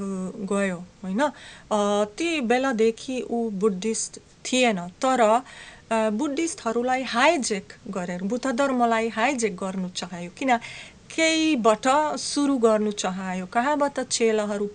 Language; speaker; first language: Nepali; non-native, learner; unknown